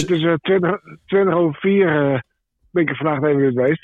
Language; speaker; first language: Dutch; native; Dutch